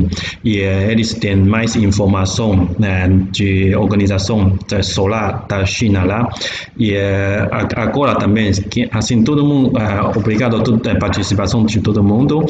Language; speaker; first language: Portuguese; non-native, learner; Chinese